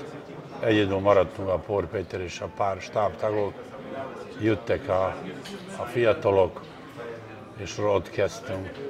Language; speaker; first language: Hungarian; non-native, fluent; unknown